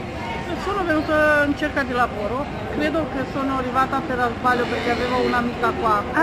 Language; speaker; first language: Italian; non-native, fluent; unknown